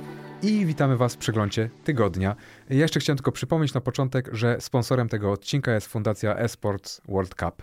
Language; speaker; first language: Polish; native; Polish